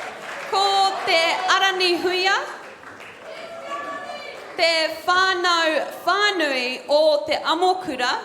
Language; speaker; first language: Māori; non-native, local second language; English